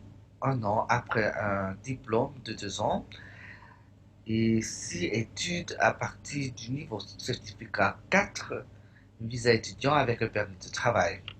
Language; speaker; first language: French; non-native, fluent; English